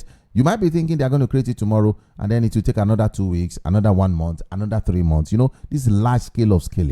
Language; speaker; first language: English; non-native, local second language; Yoruba